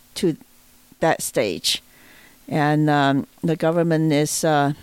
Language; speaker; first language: English; non-native, fluent; Chinese